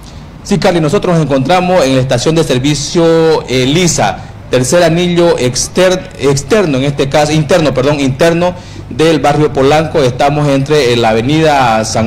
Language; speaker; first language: Spanish; native; Spanish